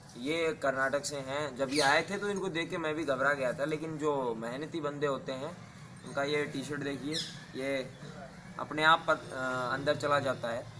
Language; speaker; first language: Hindi; native; Hindi